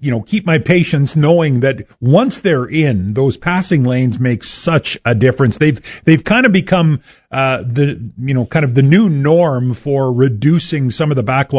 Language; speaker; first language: English; native; English